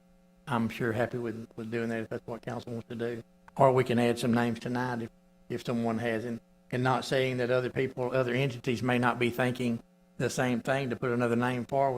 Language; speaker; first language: English; native; English